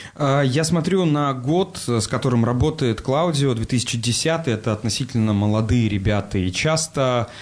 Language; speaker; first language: Russian; native; Russian